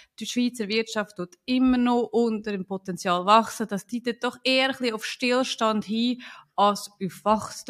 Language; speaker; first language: German; native; German